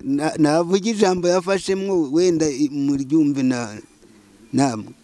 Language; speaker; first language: Kinyarwanda; native; Kinyarwanda